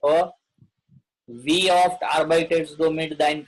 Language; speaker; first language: German; non-native, learner; Gujarati